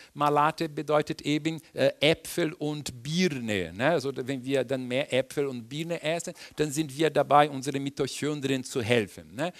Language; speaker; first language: German; non-native, fluent; Portuguese